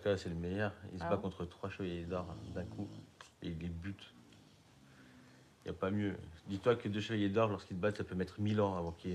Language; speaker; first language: French; native; French